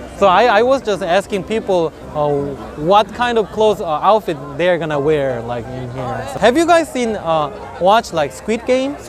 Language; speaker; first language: English; non-native, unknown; Korean